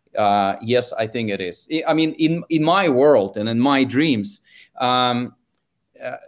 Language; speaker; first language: English; non-native, fluent; Russian